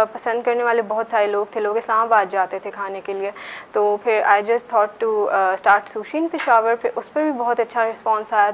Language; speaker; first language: Urdu; native; Urdu